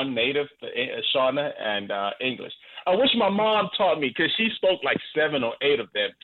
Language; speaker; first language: English; non-native, local second language; Shona